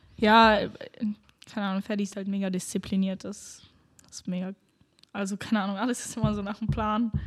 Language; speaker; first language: German; early bilingual, other home language; Romanian